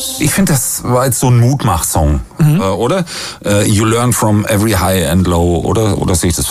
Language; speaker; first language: German; native; German